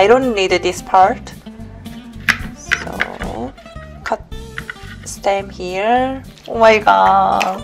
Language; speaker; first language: English; non-native, learner; Korean